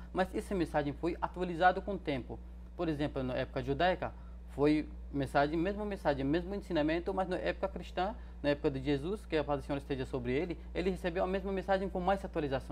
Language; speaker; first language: Portuguese; non-native, fluent; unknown